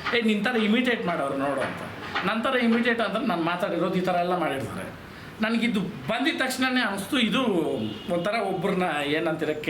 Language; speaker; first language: Kannada; native; Kannada